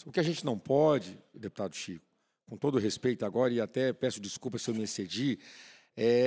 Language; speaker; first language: Portuguese; native; Portuguese